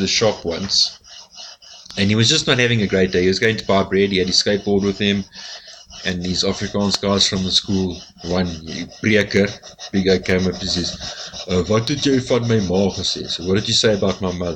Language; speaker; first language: English; native; English